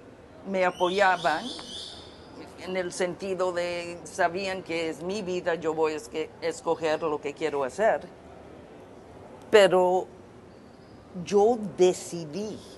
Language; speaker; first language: Spanish; non-native, fluent; English